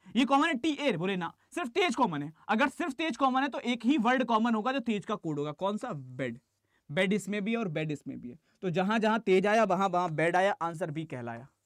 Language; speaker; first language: Hindi; native; Hindi